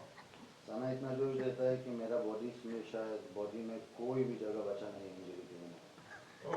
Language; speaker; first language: Hindi; non-native, fluent; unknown